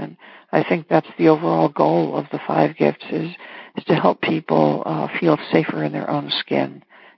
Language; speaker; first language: English; native; English